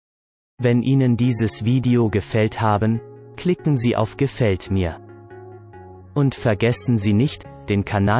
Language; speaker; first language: German; non-native, learner; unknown